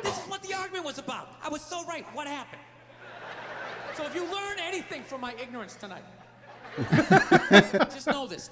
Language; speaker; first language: English; native; English